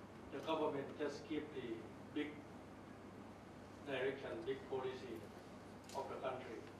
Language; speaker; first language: English; non-native, learner; Thai